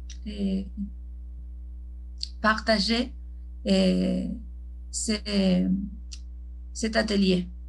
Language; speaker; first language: French; non-native, learner; Spanish